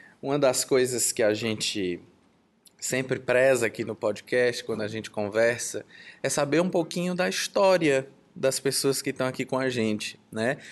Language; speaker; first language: Portuguese; native; Portuguese